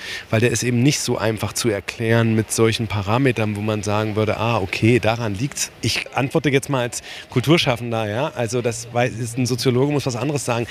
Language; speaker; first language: German; native; German